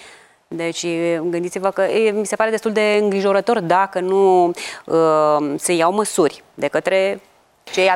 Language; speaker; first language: Romanian; native; Romanian